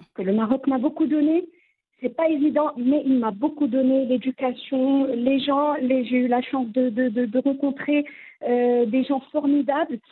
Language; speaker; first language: French; non-native, local second language; Arabic